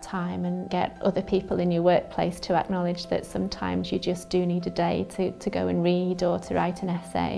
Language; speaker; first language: English; native; English